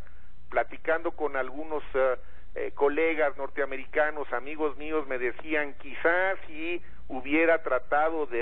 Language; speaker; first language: Spanish; native; Spanish